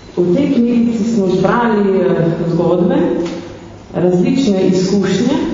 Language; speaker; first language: Slovenian; non-native, local second language; Romany